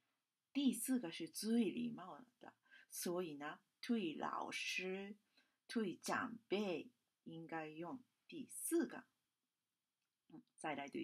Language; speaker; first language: Chinese; non-native, fluent; Japanese